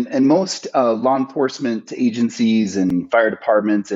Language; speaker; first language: English; native; English